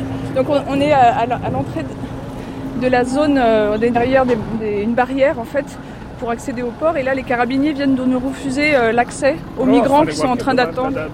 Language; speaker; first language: French; native; French